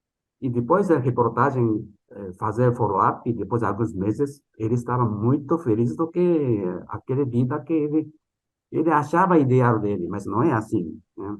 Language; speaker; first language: Portuguese; non-native, fluent; Japanese